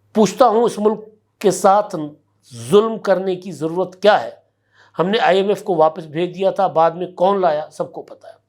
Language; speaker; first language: Urdu; non-native, local second language; Sindhi